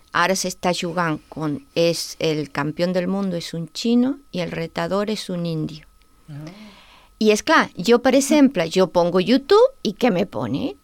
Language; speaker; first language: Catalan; non-native, fluent; Spanish